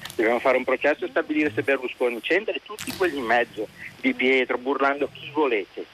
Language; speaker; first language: Italian; native; Italian